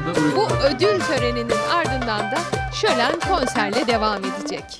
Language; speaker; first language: Turkish; native; Turkish